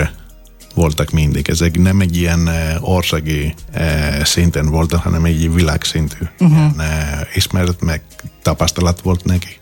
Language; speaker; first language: Hungarian; non-native, fluent; Greek